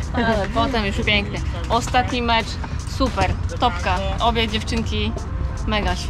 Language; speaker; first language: Polish; native; Polish